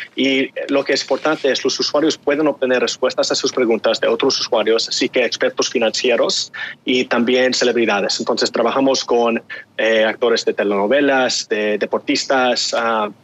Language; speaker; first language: Spanish; early bilingual, heritage; Spanish